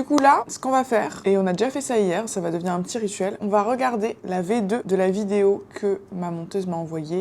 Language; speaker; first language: French; native; French